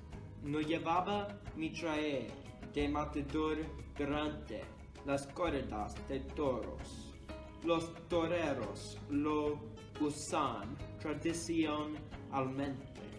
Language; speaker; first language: Spanish; non-native, learner; English